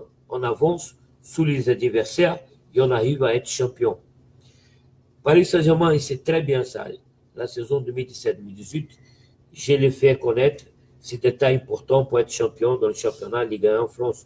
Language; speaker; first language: French; non-native, fluent; Portuguese